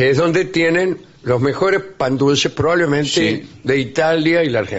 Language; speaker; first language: Spanish; native; Spanish